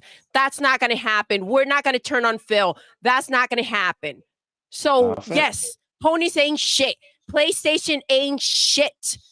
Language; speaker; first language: English; native; English